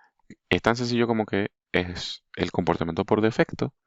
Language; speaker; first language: Spanish; native; Spanish